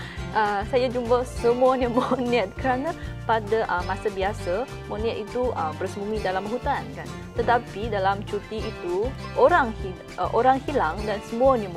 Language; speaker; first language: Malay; non-native, fluent; Chinese